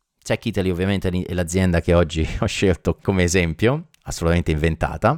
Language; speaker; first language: Italian; native; Italian